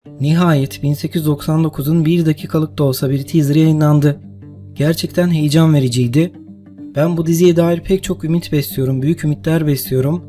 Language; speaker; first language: Turkish; native; Turkish